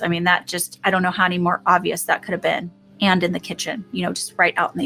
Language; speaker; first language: English; native; English